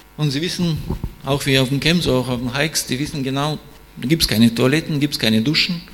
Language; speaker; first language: German; non-native, fluent; Russian